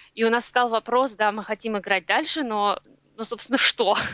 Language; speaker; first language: Russian; native; Russian